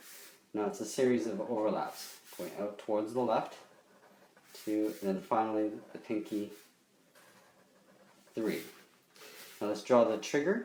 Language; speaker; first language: English; native; English